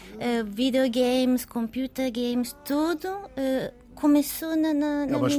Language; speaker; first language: Portuguese; non-native, learner; Japanese